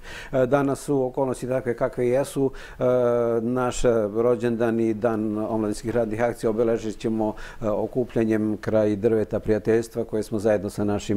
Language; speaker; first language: Serbian; native; Serbian